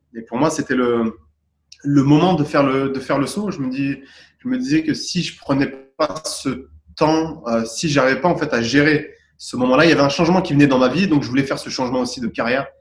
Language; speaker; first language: French; native; French